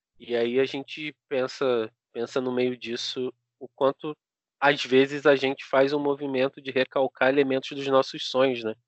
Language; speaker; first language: Portuguese; native; Portuguese